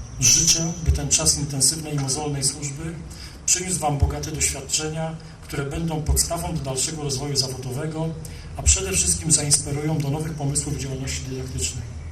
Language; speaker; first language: Polish; native; Polish